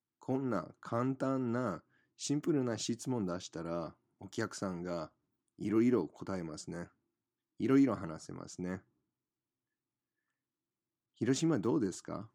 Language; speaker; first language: Japanese; non-native, fluent; English